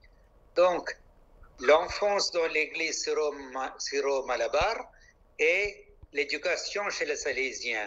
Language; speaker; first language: French; non-native, local second language; Malayalam